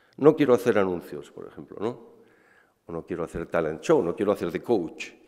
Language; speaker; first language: Spanish; native; Spanish